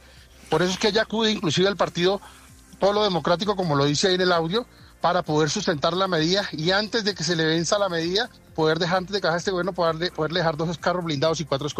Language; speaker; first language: Spanish; native; Spanish